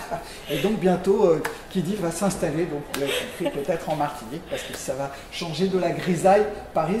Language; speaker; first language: French; native; French